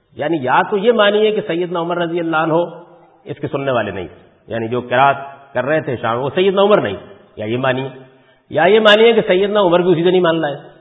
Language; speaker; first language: Urdu; non-native, local second language; Punjabi